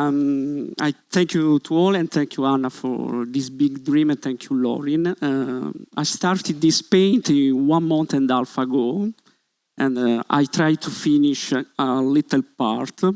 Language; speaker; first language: English; non-native, learner; Italian